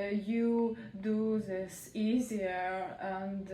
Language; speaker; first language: English; non-native, learner; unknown